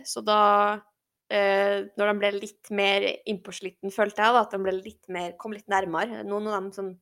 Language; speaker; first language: Norwegian; native; Norwegian